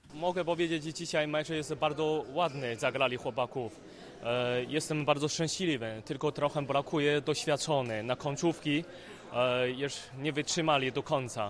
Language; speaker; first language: Polish; non-native, learner; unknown